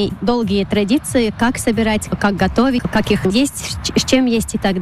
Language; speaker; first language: Russian; non-native, local second language; Latvian